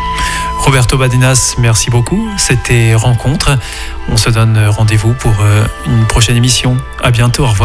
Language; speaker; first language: French; native; French